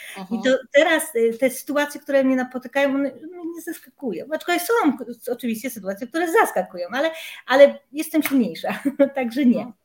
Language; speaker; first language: Polish; native; Polish